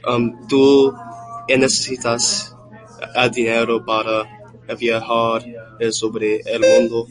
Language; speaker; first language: Spanish; non-native, learner; English